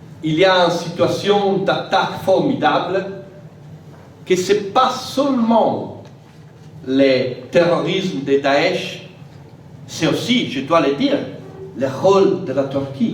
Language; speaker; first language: French; non-native, fluent; Italian